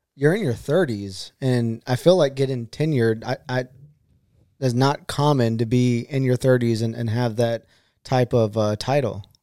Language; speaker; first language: English; native; English